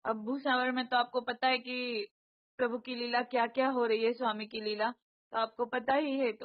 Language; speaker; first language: Hindi; non-native, local second language; Marathi